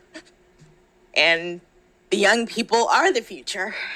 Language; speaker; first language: English; native; English